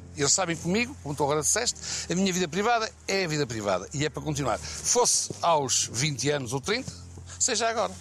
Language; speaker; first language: Portuguese; native; Portuguese